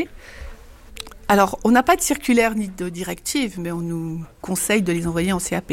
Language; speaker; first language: French; native; French